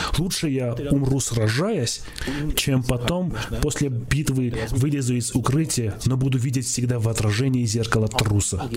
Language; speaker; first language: Russian; non-native, local second language; Armenian